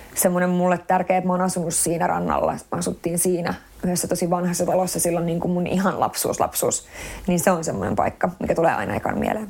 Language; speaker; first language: Finnish; early bilingual, heritage; Finnish